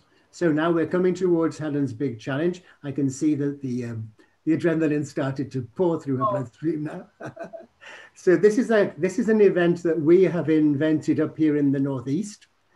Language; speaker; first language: English; native; English